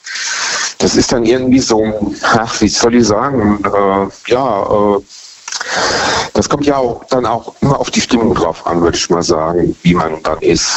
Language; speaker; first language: German; native; German